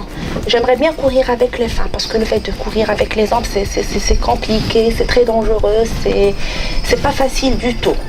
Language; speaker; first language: French; non-native, local second language; Arabic